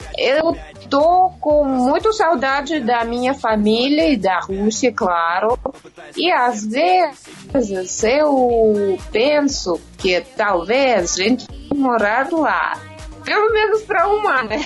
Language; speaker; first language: Portuguese; non-native, learner; Russian